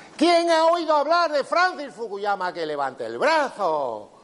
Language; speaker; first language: Spanish; native; Spanish